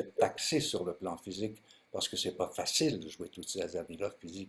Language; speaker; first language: French; native; French